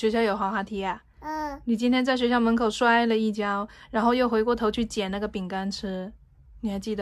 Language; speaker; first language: Chinese; native; Chinese